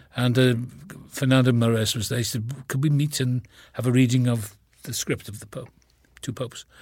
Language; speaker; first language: English; native; English